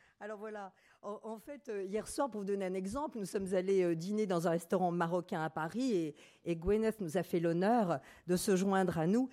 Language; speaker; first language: French; native; French